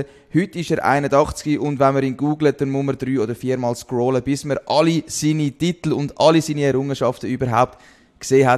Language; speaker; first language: German; native; German